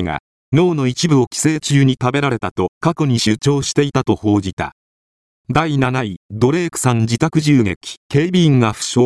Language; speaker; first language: Japanese; native; Japanese